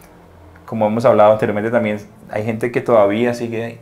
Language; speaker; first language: Spanish; native; Spanish